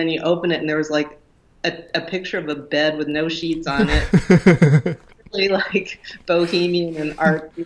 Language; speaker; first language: English; native; English